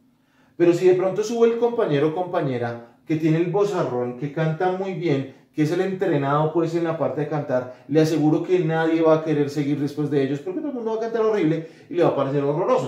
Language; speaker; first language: Spanish; native; Spanish